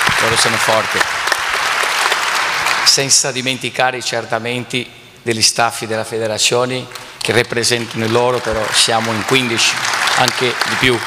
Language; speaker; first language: Italian; non-native, fluent; Portuguese